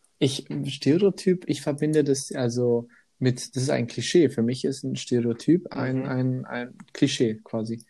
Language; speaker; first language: German; early bilingual, other home language; Italian